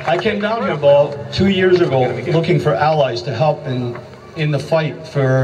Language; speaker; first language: English; native; English